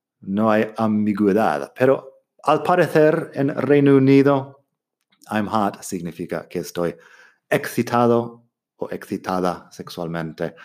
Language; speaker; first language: Spanish; non-native, fluent; English